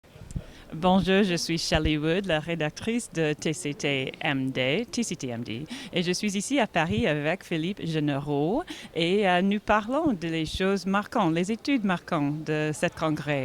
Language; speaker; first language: French; non-native, learner; English